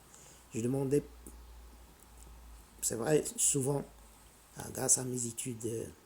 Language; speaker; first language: French; non-native, local second language; Arabic